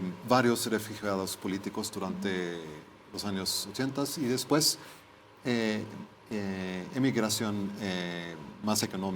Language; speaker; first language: Spanish; non-native, fluent; Swedish